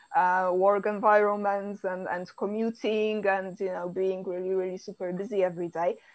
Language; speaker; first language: English; non-native, fluent; Polish